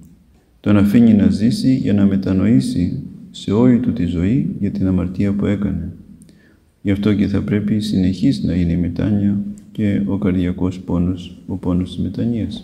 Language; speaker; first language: Greek; native; Greek